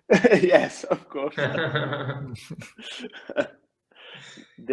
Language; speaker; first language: English; non-native, learner; Italian